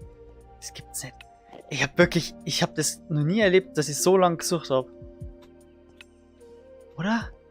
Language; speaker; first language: German; native; German